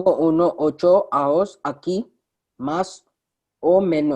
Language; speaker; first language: Spanish; non-native, learner; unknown